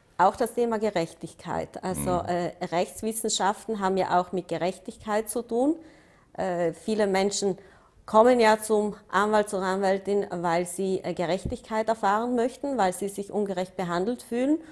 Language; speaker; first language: German; native; German